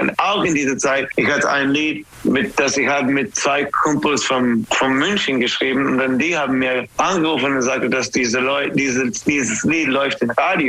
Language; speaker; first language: German; non-native, learner; English